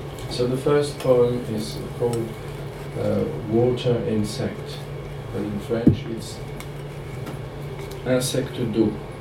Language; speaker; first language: English; non-native, fluent; French